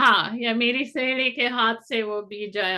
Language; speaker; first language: Hindi; non-native, fluent; English